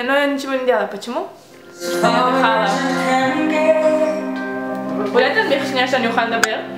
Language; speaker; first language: Russian; early bilingual, heritage; Russian